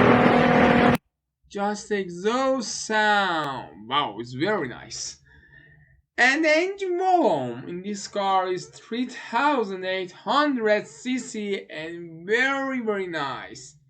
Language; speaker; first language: English; non-native, learner; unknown